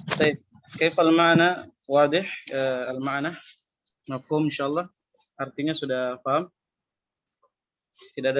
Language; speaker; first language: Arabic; non-native, fluent; Indonesian